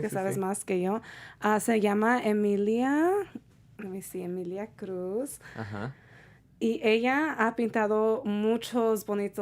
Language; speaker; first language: Spanish; early bilingual, heritage; Spanish